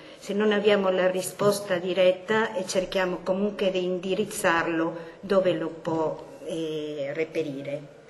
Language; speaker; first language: Italian; non-native, fluent; Spanish